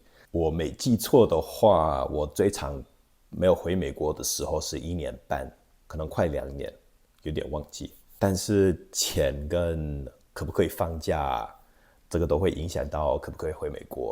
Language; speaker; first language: Chinese; non-native, fluent; English